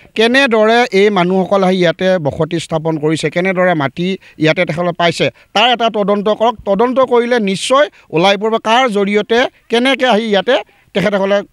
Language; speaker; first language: Assamese; native; Assamese